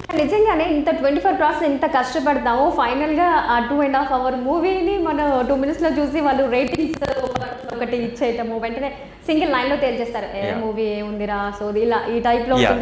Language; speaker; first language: Telugu; native; Telugu